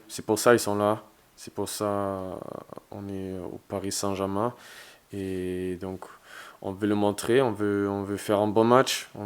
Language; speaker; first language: French; non-native, fluent; German